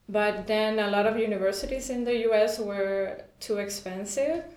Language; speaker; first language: English; non-native, fluent; Spanish